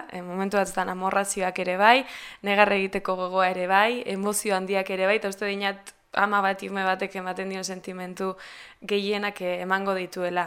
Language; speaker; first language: Basque; native; Basque